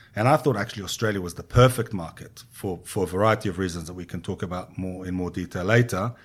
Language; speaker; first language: English; non-native, fluent; Hebrew